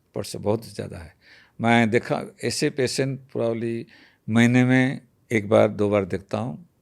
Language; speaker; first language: Hindi; non-native, local second language; Odia